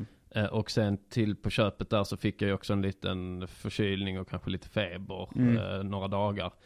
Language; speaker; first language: Swedish; native; Swedish